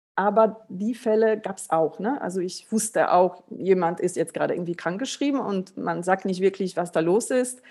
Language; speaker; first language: German; early bilingual, other home language; Polish